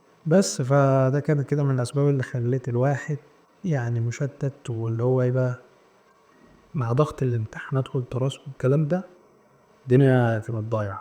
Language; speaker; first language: Arabic; native; Arabic